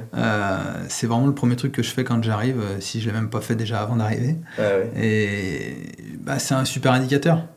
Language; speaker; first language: French; native; French